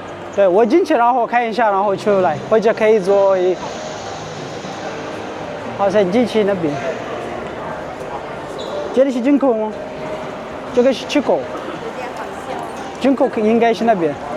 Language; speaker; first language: Chinese; non-native, learner; Amharic